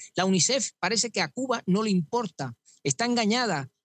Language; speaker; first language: Spanish; native; Spanish